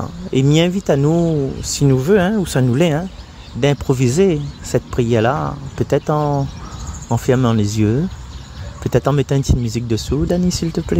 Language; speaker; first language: French; non-native, local second language; Réunion Creole French